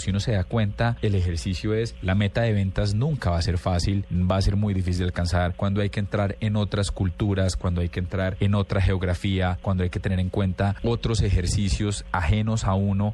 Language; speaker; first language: Spanish; native; Spanish